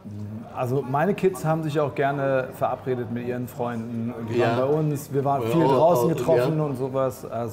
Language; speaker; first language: German; native; German